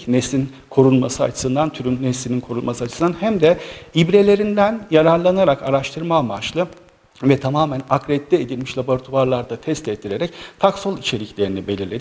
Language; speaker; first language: Turkish; native; Turkish